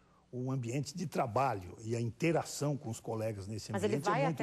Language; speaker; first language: Portuguese; native; Portuguese